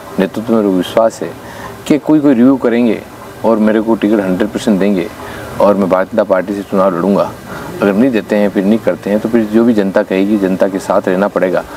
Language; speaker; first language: Hindi; native; Hindi